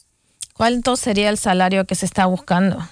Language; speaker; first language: Spanish; native; Spanish